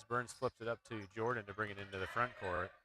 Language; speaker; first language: English; native; English